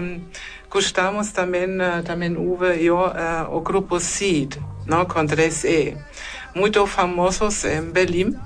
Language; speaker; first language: Portuguese; non-native, fluent; German